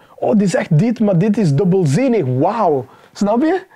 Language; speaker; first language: Dutch; non-native, fluent; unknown